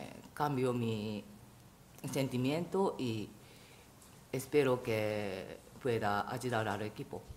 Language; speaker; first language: Spanish; non-native, fluent; Japanese